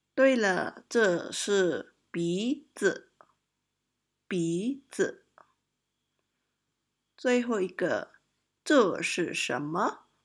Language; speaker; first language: Chinese; non-native, local second language; Malay